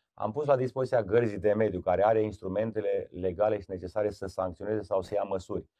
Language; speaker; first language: Romanian; native; Romanian